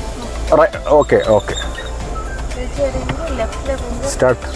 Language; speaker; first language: Tamil; non-native, learner; Malayalam